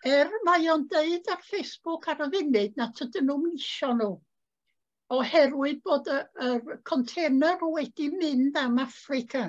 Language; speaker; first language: Welsh; native; Welsh